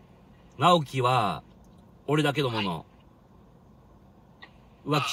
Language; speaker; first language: Japanese; native; Japanese